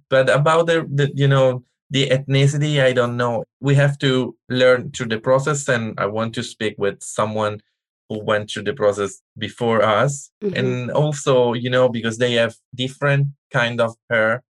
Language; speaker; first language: English; non-native, learner; Italian